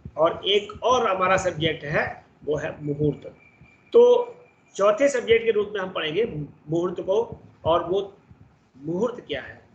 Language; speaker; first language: Hindi; native; Hindi